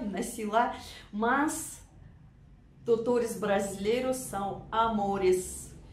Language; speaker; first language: Portuguese; non-native, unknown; Russian